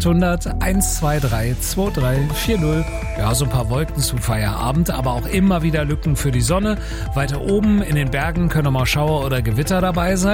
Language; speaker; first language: German; native; German